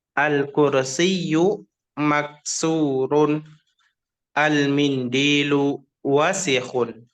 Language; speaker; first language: Arabic; non-native, fluent; Indonesian